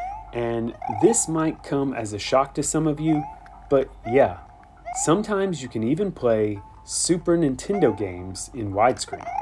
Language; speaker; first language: English; native; English